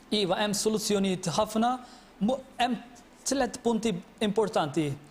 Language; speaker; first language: Maltese; non-native, fluent; Urdu